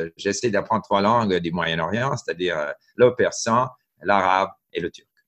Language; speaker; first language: French; non-native, local second language; English